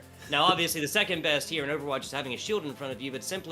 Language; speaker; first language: English; native; English